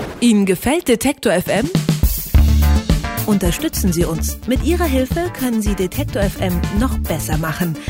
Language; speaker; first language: German; native; German